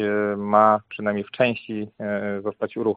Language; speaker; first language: Polish; native; Polish